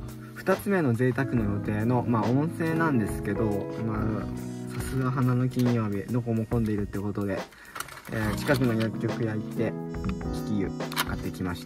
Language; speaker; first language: Japanese; native; Japanese